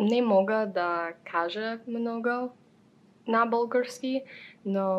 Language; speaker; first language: Bulgarian; non-native, learner; English